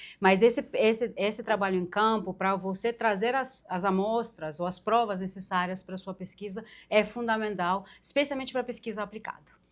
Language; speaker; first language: Portuguese; non-native, fluent; Romanian